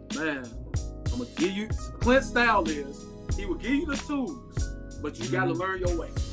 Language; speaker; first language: English; native; English